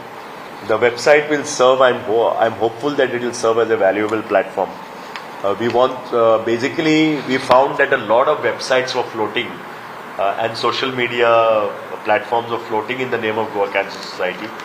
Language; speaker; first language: English; non-native, local second language; Konkani